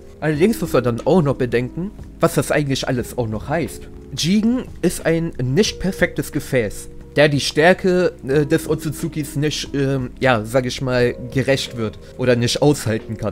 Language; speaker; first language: German; native; German